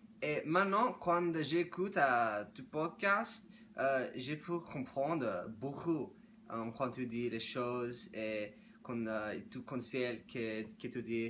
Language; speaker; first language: French; non-native, learner; English